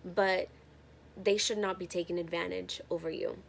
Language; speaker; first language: English; native; English